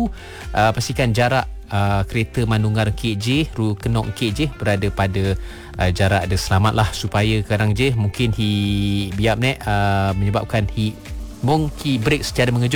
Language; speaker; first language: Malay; non-native, local second language; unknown